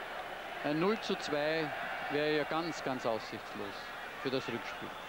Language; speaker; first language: German; native; German